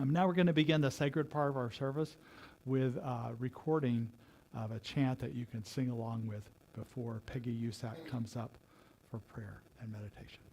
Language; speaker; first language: English; native; English